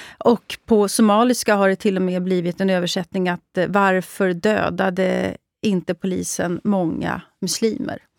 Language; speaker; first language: Swedish; native; Swedish